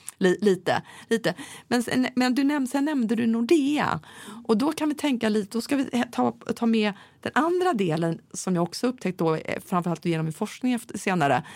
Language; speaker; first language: Swedish; native; Swedish